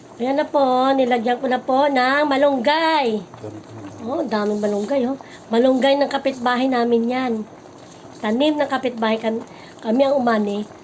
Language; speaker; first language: Filipino; non-native, local second language; Hiligaynon